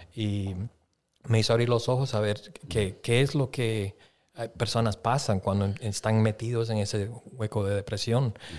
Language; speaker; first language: Spanish; early bilingual, heritage; Spanish